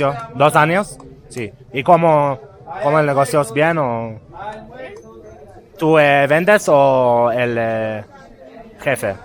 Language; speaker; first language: Spanish; non-native, learner; Hebrew